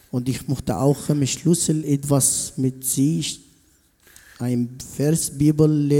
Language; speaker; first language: German; non-native, learner; Arabic